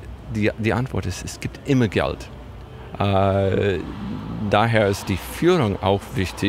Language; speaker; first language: German; non-native, fluent; English